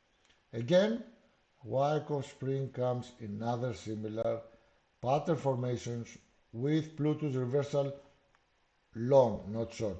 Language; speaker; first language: English; non-native, fluent; Greek